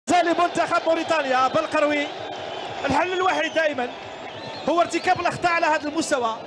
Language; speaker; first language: Arabic; native; Arabic